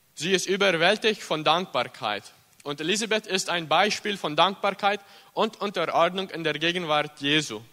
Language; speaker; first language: German; early bilingual, heritage; English